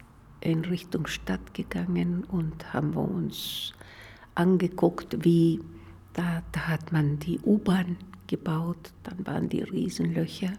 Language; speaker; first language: German; non-native, fluent; Spanish